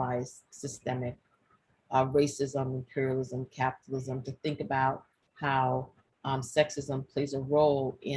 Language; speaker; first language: English; native; English